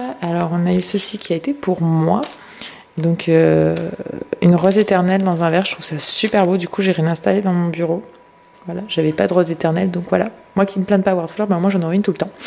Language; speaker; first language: French; native; French